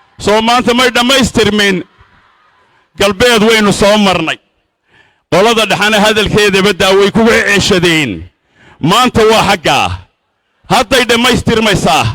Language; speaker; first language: Somali; native; Somali